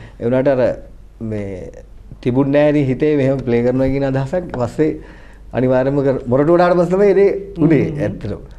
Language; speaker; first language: Sinhala; native; Sinhala